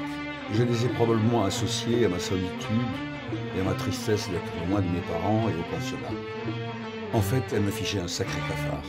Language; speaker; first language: French; non-native, local second language; Arabic